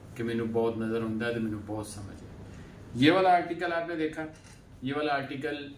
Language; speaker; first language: Urdu; non-native, local second language; Punjabi